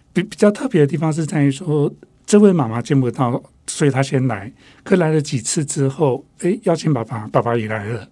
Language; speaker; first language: Chinese; non-native, local second language; Min Nan Chinese